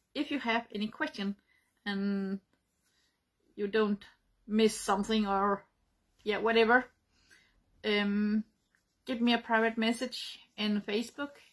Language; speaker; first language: English; non-native, learner; Danish